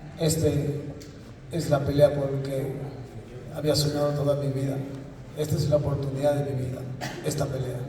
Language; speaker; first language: Spanish; native; Spanish